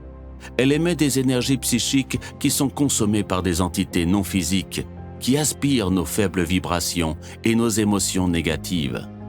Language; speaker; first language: French; native; French